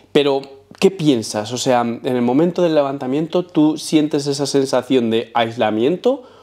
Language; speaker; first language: Spanish; native; Spanish